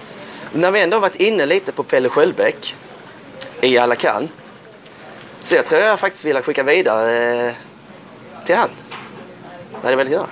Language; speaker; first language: Swedish; native; Swedish